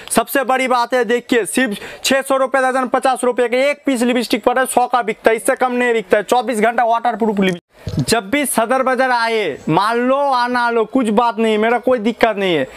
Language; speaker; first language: Hindi; non-native, local second language; Bangla